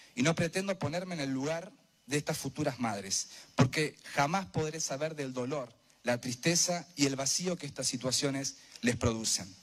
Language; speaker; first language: Spanish; native; Spanish